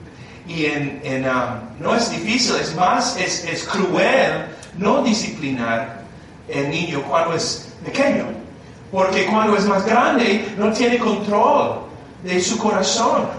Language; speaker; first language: Spanish; non-native, learner; English